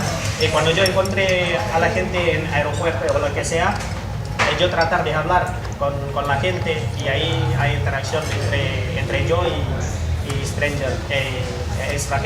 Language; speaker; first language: Spanish; non-native, learner; Indonesian